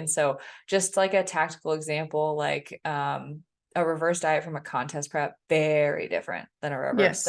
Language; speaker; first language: English; native; English